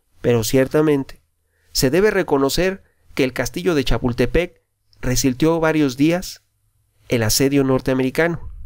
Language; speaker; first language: Spanish; native; Spanish